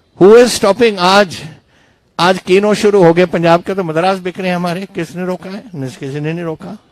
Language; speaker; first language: Hindi; non-native, local second language; Punjabi